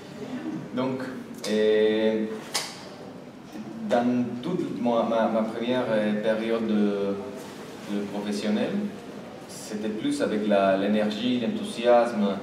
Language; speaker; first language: French; non-native, fluent; Spanish